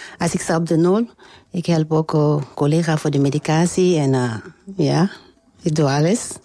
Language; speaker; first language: Dutch; non-native, learner; French